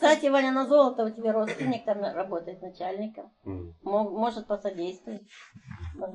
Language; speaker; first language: Russian; native; Russian